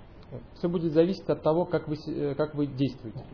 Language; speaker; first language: Russian; native; Russian